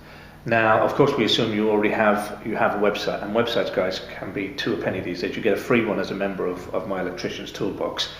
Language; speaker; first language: English; native; English